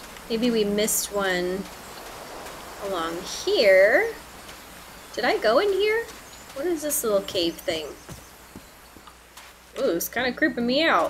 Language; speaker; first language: English; native; English